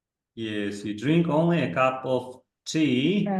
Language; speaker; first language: English; non-native, fluent; Kazakh